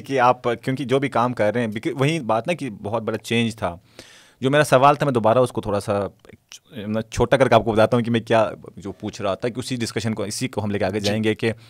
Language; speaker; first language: Urdu; non-native, local second language; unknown